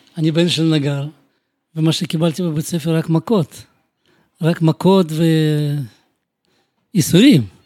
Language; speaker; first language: Hebrew; non-native, fluent; Russian